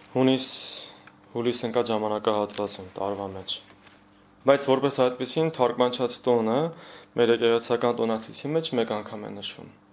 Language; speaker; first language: Armenian; native; Armenian